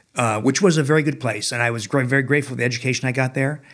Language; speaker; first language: English; native; English